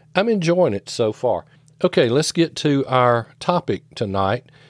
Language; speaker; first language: English; native; English